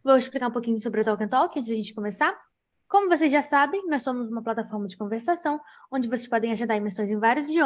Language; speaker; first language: Portuguese; native; Portuguese